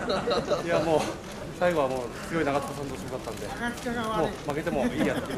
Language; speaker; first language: Japanese; native; Japanese